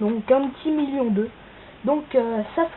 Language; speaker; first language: French; native; French